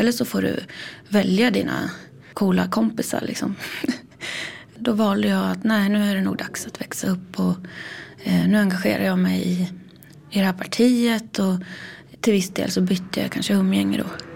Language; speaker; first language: Swedish; native; Swedish